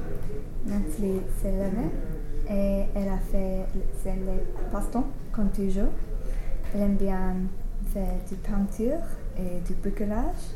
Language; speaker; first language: French; non-native, learner; English